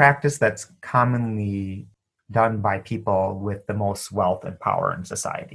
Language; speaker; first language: English; native; English